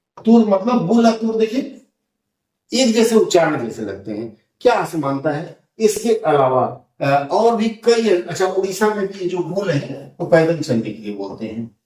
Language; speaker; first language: Hindi; native; Hindi